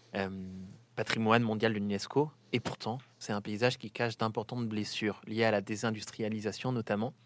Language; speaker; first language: French; native; French